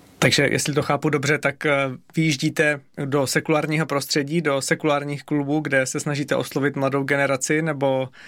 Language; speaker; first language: Czech; native; Czech